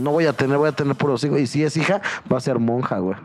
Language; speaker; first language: Spanish; native; Spanish